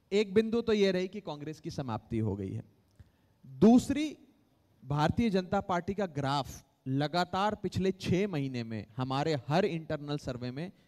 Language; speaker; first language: Hindi; native; Hindi